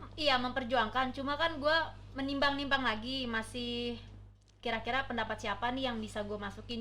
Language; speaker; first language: Indonesian; native; Indonesian